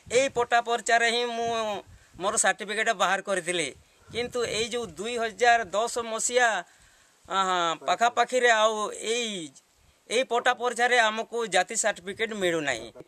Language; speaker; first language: Odia; non-native, local second language; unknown